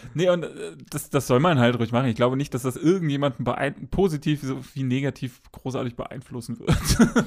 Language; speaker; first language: German; native; German